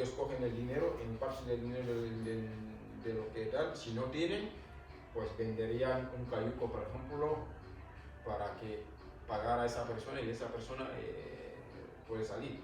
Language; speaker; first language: Spanish; non-native, fluent; Wolof